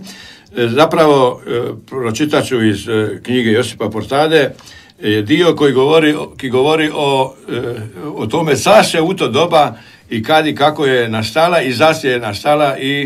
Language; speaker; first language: Croatian; native; Croatian